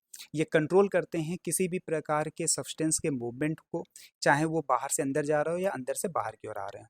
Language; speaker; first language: Hindi; native; Hindi